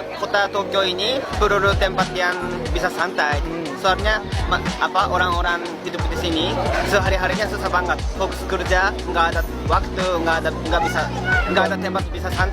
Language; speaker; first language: Indonesian; non-native, fluent; Japanese